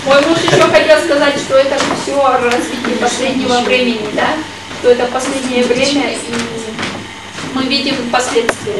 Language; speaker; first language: Russian; native; Russian